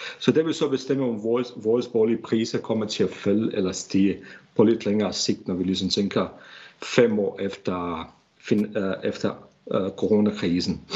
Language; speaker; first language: Danish; non-native, fluent; Bosnian